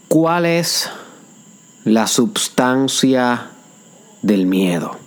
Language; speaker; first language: Spanish; native; Spanish